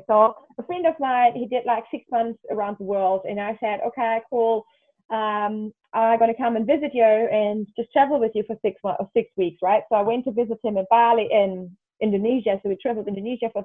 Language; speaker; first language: English; non-native, fluent; German